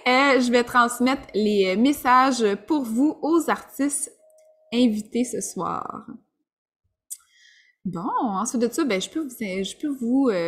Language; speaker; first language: French; native; French